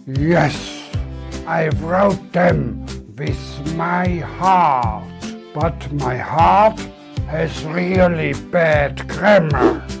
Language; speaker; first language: English; non-native, learner; German